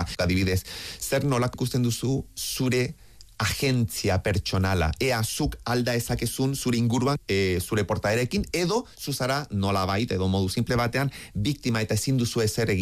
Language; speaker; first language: Basque; native; Basque